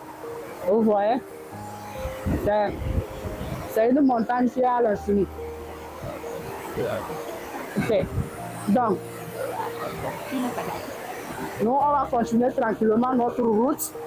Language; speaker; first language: French; non-native, fluent; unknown